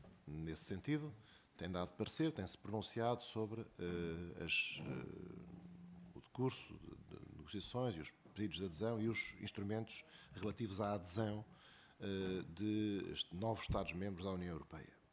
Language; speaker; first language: Portuguese; native; Portuguese